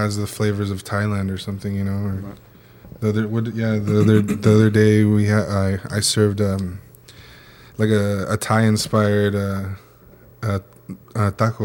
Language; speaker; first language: English; native; English